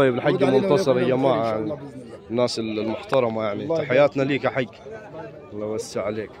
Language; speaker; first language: Arabic; native; Arabic